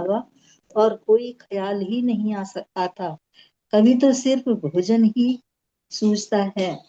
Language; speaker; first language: Hindi; native; Hindi